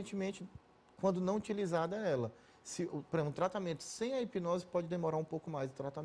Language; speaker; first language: Portuguese; native; Portuguese